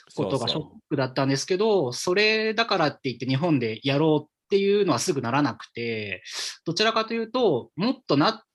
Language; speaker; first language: Japanese; native; Japanese